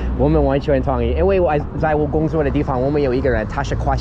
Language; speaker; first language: Chinese; non-native, fluent; English